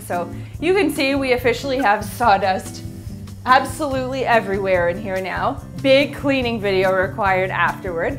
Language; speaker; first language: English; native; English